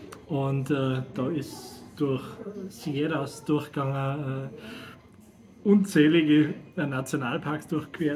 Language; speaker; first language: German; native; German